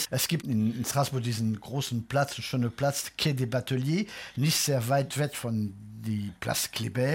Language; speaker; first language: German; non-native, fluent; French